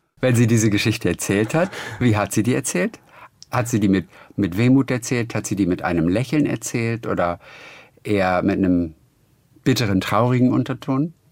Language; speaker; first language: German; native; German